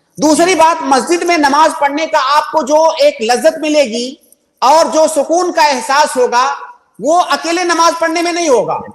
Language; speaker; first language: Urdu; native; Urdu